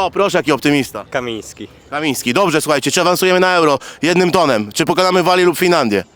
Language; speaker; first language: Polish; native; Polish